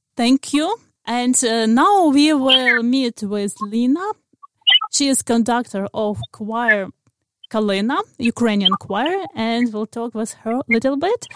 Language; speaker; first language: English; non-native, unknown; Ukrainian